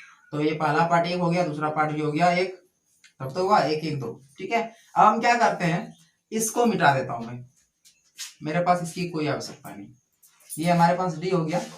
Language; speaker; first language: Hindi; native; Hindi